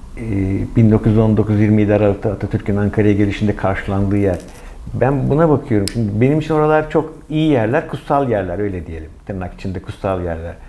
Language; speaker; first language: Turkish; native; Turkish